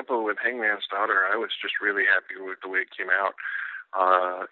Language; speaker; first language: English; native; English